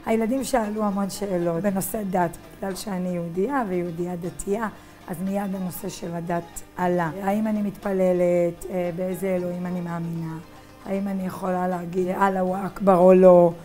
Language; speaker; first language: Hebrew; native; Hebrew